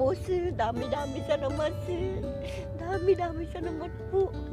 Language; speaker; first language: Filipino; non-native, learner; Vietnamese